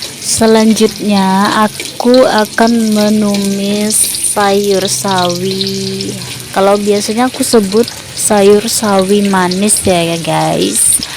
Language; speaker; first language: Indonesian; non-native, local second language; Malay